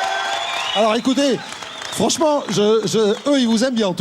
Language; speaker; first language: French; native; French